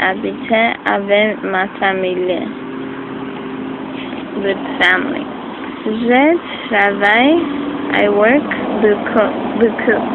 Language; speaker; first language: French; non-native, learner; English